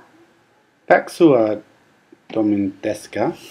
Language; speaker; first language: Japanese; non-native, learner; English